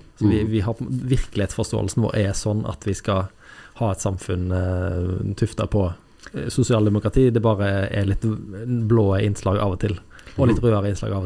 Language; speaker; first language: Norwegian; native; Norwegian